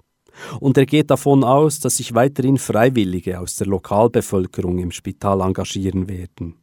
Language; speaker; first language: German; native; German